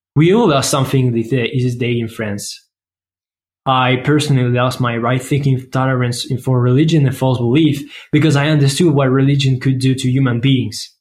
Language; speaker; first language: English; non-native, fluent; French